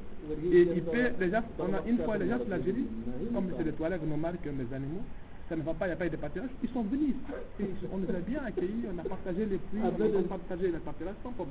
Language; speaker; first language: French; non-native, local second language; Tamasheq